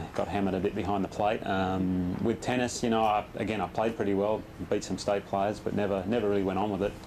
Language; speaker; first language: English; native; English